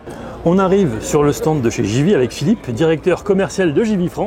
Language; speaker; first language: French; native; French